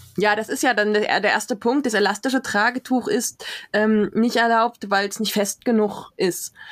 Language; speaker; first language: German; native; German